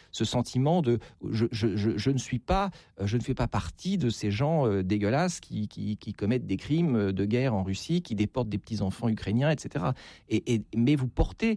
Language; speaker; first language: French; native; French